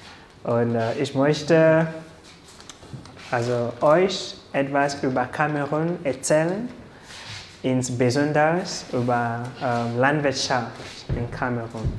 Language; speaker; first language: German; non-native, learner; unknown